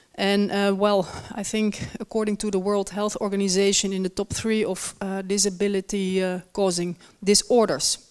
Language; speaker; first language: English; non-native, fluent; Dutch